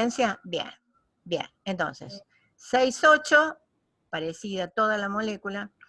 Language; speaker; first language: Spanish; native; Spanish